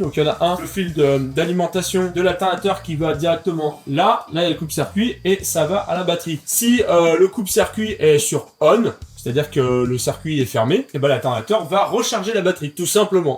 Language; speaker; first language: French; native; French